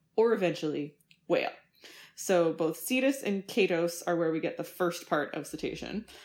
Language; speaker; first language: English; native; English